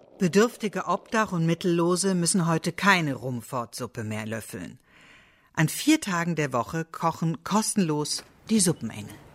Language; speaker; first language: German; native; German